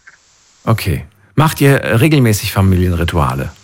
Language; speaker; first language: German; native; German